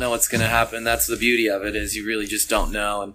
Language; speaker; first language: English; native; English